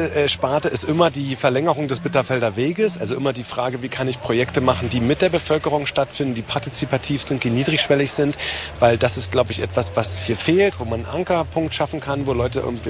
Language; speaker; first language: German; native; German